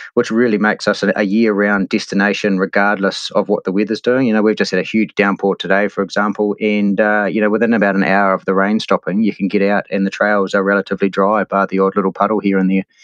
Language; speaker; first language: English; native; English